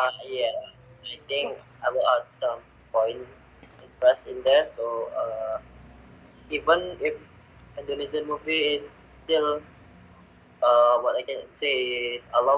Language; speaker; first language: English; non-native, learner; Indonesian